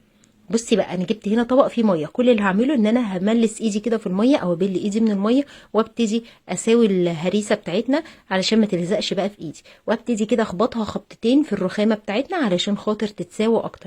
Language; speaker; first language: Arabic; native; Arabic